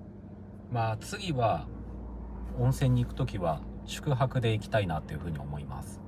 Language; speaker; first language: Japanese; native; Japanese